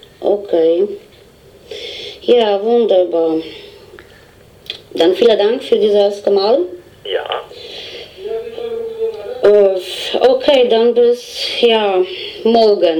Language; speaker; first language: German; non-native, learner; Polish